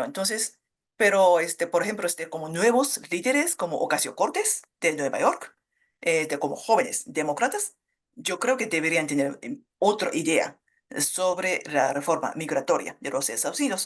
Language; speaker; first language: Spanish; non-native, fluent; Japanese